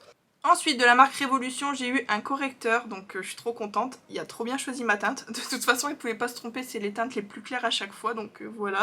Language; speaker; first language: French; native; French